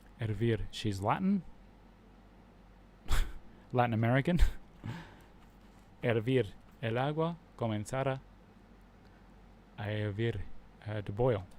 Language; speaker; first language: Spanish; non-native, learner; English